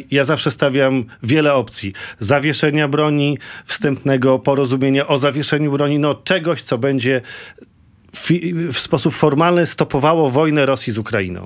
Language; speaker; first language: Polish; native; Polish